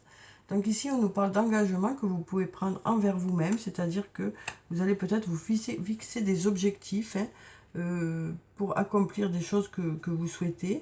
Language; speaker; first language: French; native; French